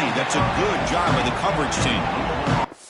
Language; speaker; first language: English; native; English